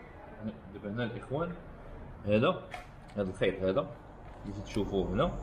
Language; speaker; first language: Arabic; native; Arabic